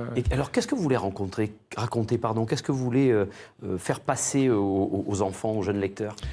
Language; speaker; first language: French; native; French